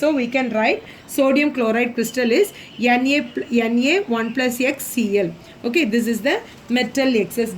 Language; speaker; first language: English; non-native, local second language; Tamil